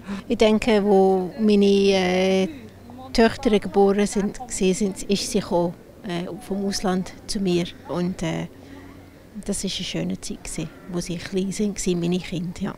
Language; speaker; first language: German; non-native, learner; English